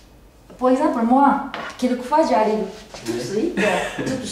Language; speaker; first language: French; non-native, learner; Japanese